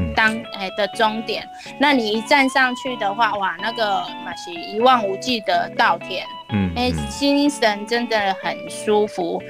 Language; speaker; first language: Min Nan Chinese; native; Min Nan Chinese